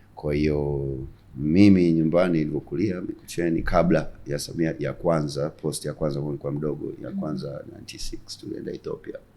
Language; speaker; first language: Swahili; native; Swahili